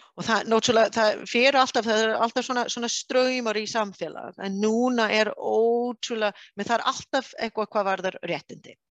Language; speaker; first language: Icelandic; non-native, fluent; English